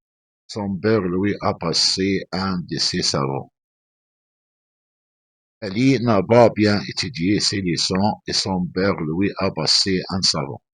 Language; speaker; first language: French; non-native, fluent; Arabic